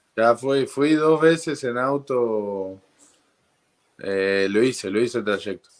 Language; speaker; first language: Spanish; native; Spanish